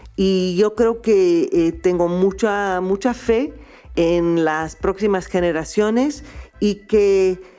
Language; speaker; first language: Spanish; non-native, fluent; English